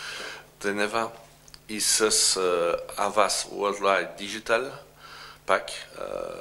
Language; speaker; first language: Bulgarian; non-native, learner; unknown